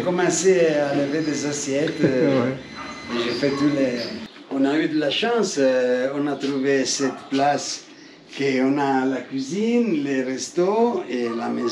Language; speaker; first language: French; non-native, fluent; Italian